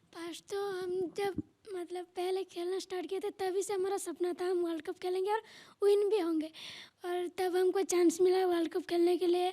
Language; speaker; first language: Hindi; non-native, local second language; Telugu